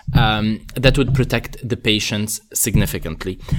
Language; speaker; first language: English; non-native, fluent; Arabic